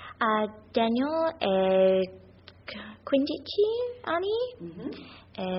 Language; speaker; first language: Italian; non-native, learner; English